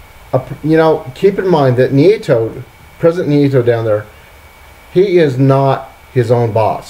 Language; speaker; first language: English; native; English